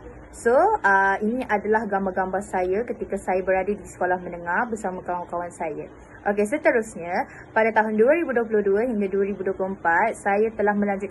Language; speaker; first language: Malay; native; Malay